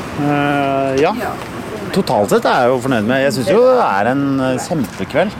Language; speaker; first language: Norwegian; native; Norwegian